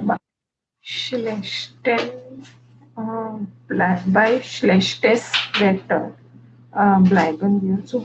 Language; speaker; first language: German; non-native, learner; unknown